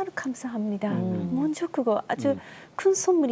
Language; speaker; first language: Korean; non-native, learner; Japanese